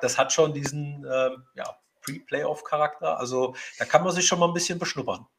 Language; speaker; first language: German; native; German